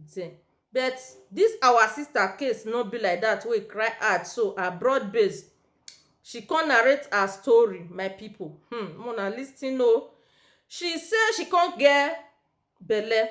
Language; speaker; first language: Nigerian Pidgin; native; Nigerian Pidgin